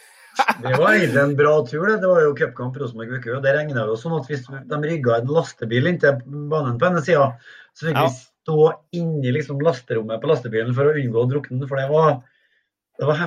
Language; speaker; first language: Norwegian; native; Norwegian